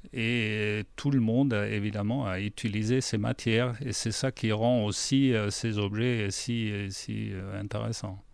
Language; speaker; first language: French; non-native, fluent; German